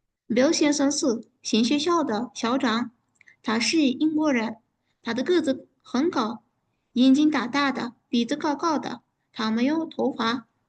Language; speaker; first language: Chinese; non-native, fluent; Uzbek